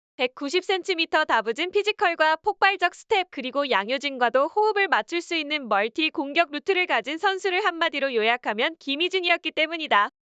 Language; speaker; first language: Korean; native; Korean